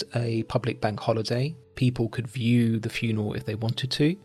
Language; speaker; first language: English; native; English